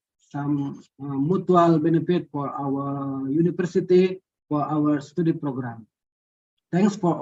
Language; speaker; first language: English; non-native, learner; Indonesian